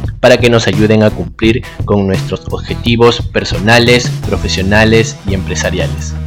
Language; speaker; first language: Spanish; native; Spanish